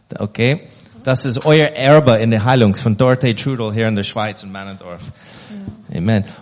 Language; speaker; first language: German; non-native, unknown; English